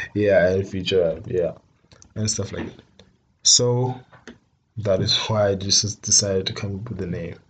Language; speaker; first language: English; non-native, local second language; Tswana